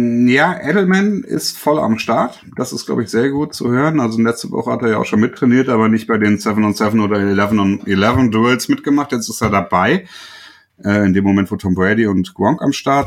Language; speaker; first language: German; native; German